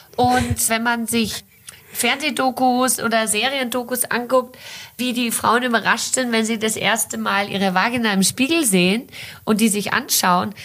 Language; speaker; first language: German; early bilingual, heritage; German